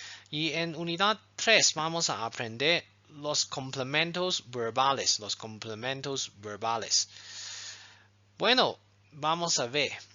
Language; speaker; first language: Spanish; non-native, fluent; Chinese